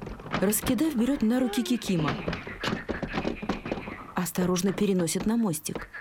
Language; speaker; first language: Russian; native; Russian